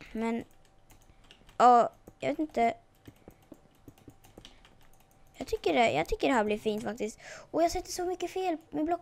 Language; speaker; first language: Swedish; native; Swedish